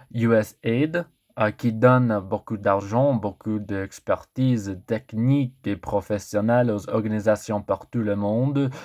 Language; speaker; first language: French; non-native, learner; English